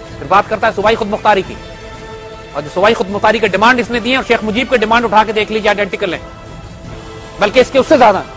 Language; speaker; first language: Urdu; native; Urdu